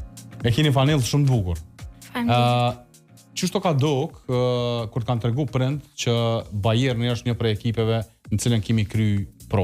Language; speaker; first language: Albanian; native; Albanian